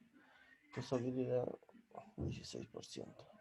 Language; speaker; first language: Spanish; native; Spanish